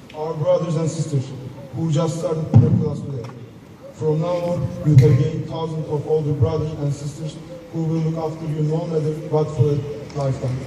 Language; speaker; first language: English; non-native, fluent; Turkish